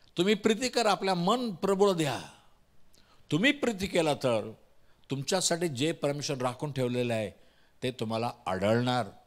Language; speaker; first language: Marathi; non-native, local second language; Tamil